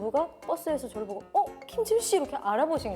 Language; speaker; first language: Korean; native; Korean